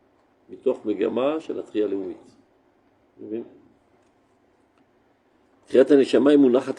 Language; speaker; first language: Hebrew; non-native, fluent; French